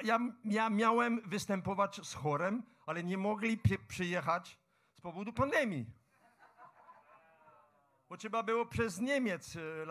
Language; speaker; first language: Polish; non-native, fluent; French